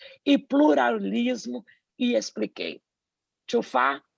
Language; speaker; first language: Portuguese; native; Portuguese